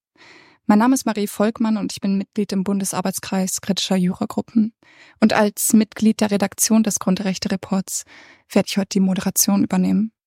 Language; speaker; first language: German; native; German